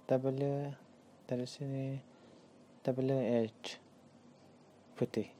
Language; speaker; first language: Indonesian; non-native, learner; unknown